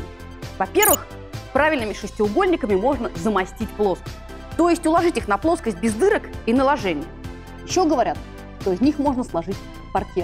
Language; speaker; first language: Russian; native; Russian